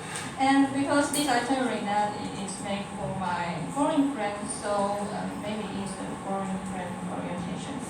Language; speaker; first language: English; non-native, learner; Chinese